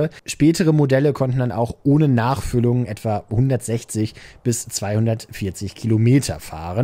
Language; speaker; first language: German; native; German